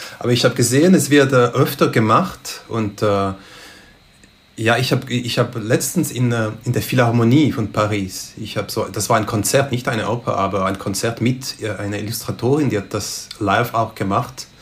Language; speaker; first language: German; non-native, local second language; French